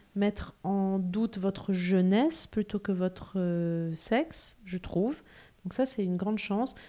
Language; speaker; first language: French; native; French